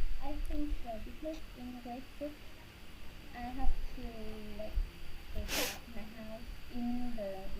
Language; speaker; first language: English; non-native, learner; Vietnamese